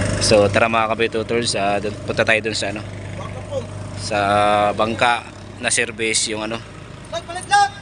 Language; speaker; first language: Filipino; non-native, local second language; Cebuano